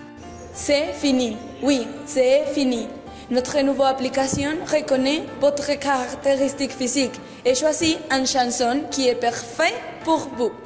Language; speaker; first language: French; non-native, learner; Spanish